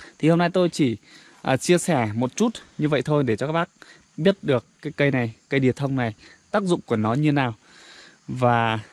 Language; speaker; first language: Vietnamese; non-native, local second language; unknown